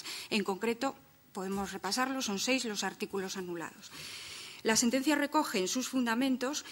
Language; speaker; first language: Spanish; native; Spanish